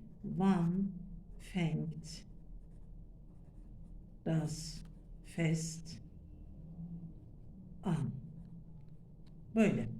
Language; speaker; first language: German; non-native, fluent; Turkish